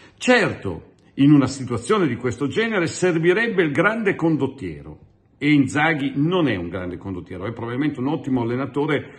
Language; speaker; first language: Italian; native; Italian